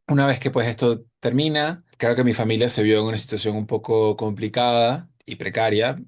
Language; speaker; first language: Spanish; native; Spanish